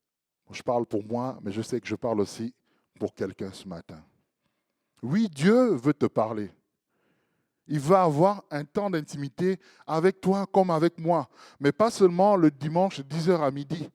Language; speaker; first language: French; native; French